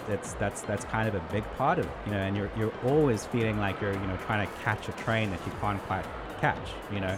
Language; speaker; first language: English; native; English